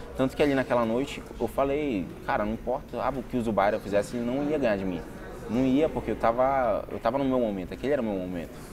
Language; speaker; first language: Portuguese; native; Portuguese